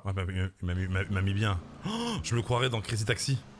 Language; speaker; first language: French; native; French